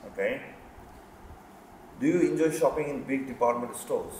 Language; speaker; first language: English; non-native, fluent; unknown